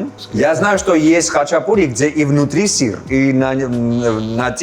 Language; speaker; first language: Russian; non-native, fluent; Armenian